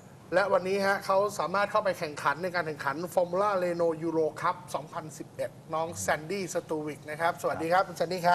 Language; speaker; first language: Thai; native; Thai